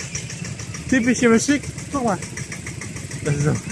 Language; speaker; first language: German; non-native, learner; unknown